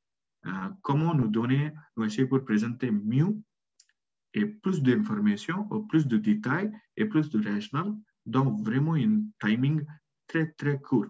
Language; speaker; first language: French; non-native, learner; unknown